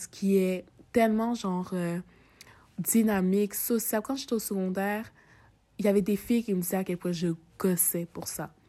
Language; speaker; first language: French; early bilingual, other home language; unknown